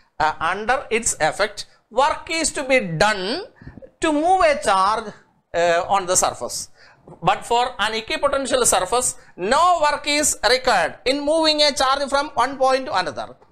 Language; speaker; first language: English; non-native, local second language; Malayalam